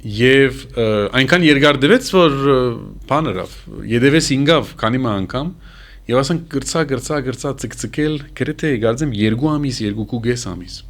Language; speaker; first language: Armenian; early bilingual, heritage; Armenian